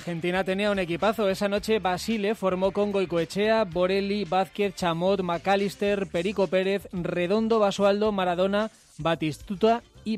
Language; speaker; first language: Spanish; native; Spanish